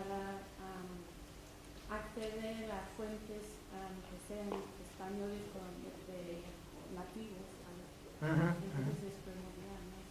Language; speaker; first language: Spanish; non-native, fluent; English